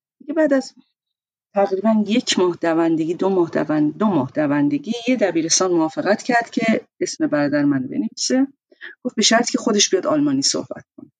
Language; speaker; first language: Persian; native; Persian